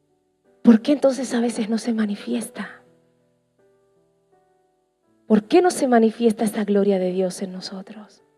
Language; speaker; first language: Spanish; native; Spanish